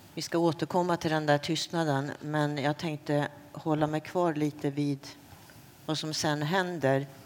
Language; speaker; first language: Swedish; native; Swedish